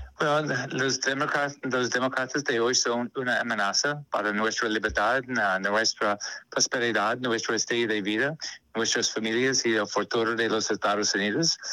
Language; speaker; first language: Spanish; non-native, learner; English